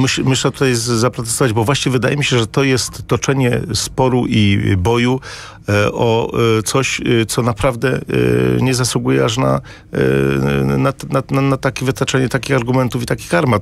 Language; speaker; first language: Polish; native; Polish